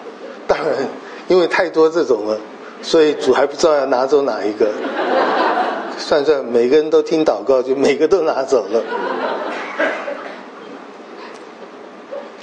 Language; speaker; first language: Chinese; native; Chinese